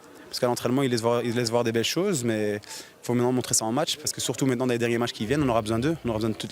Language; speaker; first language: French; native; French